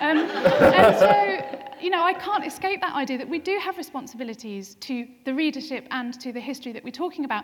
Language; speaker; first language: English; native; English